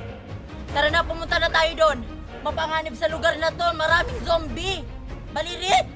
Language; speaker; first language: Filipino; native; Filipino